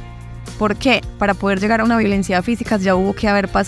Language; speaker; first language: Spanish; native; Spanish